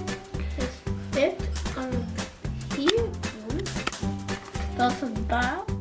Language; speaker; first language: Dutch; non-native, learner; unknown